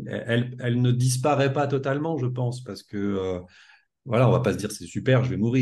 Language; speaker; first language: French; native; French